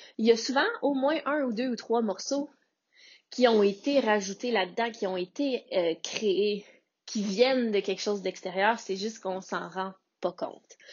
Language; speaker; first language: French; native; French